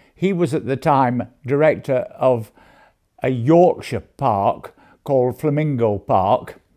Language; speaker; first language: English; native; English